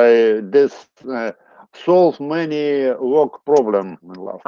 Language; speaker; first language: English; non-native, learner; Russian